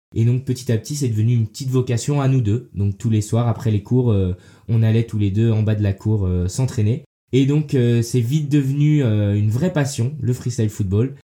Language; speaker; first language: French; early bilingual, heritage; French